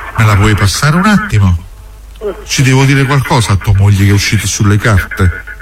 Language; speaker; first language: Italian; native; Italian